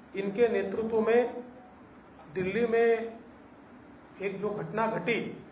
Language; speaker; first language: Hindi; non-native, local second language; Marathi